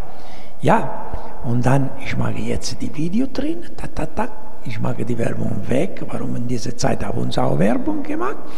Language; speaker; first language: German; non-native, learner; Italian